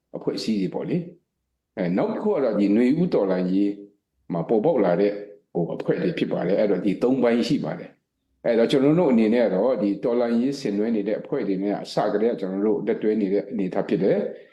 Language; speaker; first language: Burmese; non-native, local second language; Kachin